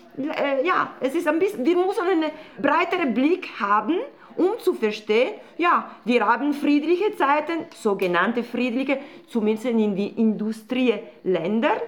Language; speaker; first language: German; non-native, fluent; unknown